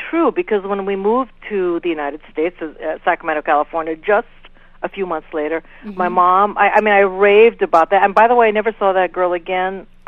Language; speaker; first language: English; native; English